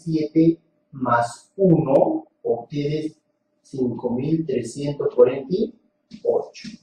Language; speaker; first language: Spanish; native; Spanish